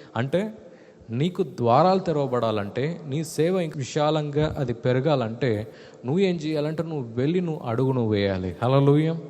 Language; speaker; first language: Telugu; non-native, fluent; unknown